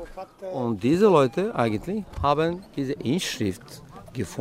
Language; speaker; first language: German; non-native, fluent; Bulgarian